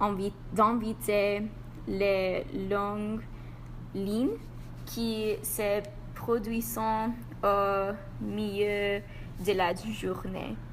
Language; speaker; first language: French; non-native, learner; English